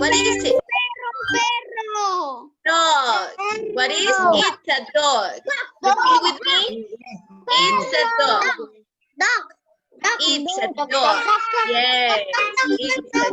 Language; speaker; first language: English; non-native, fluent; Spanish